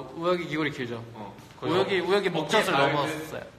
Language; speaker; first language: Korean; native; Korean